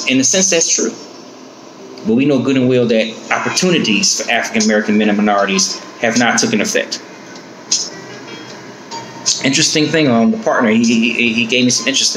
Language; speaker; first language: English; native; English